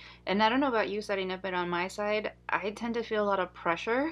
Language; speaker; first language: English; early bilingual, other home language; Spanish